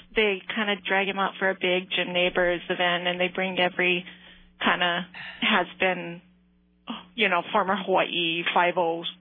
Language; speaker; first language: English; native; English